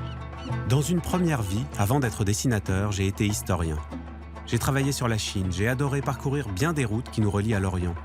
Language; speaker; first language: French; native; French